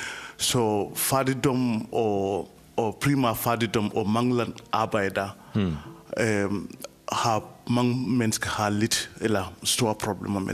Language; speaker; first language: Danish; non-native, fluent; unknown